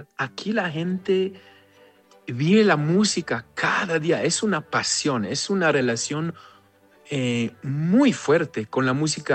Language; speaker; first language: Spanish; non-native, fluent; Hebrew